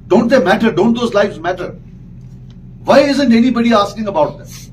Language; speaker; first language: Urdu; non-native, local second language; Kashmiri